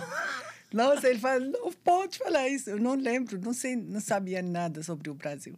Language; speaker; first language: Portuguese; non-native, fluent; Arabic